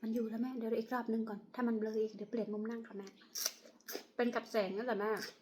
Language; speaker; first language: Thai; non-native, local second language; Khmer